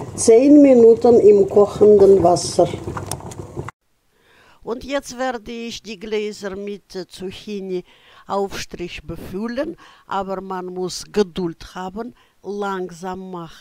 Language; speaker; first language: German; non-native, fluent; Russian